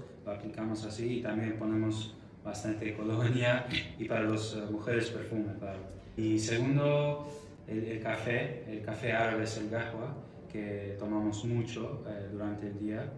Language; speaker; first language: Spanish; non-native, fluent; Arabic